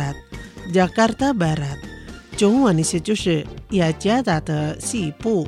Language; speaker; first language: Chinese; non-native, fluent; Indonesian